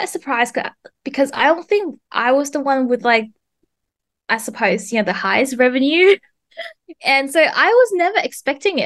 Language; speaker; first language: English; non-native, fluent; Vietnamese